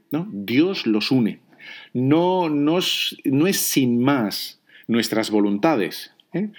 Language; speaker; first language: Spanish; native; Spanish